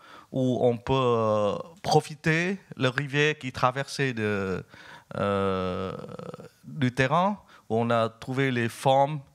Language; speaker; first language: French; non-native, fluent; Vietnamese